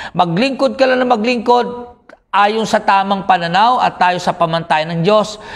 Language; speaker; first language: Filipino; native; Filipino